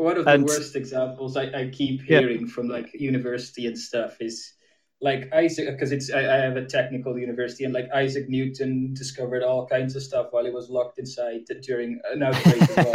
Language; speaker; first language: English; non-native, fluent; Dutch